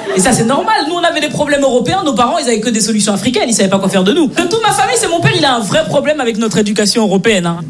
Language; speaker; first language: French; native; French